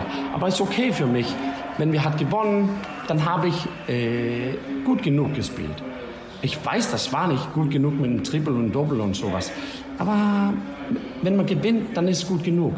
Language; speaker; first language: German; non-native, learner; Danish